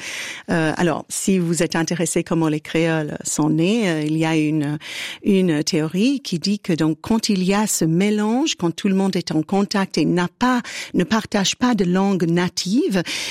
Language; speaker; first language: French; native; French